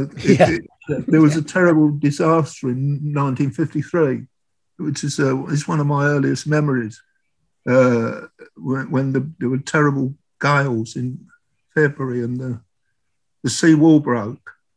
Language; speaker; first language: English; native; English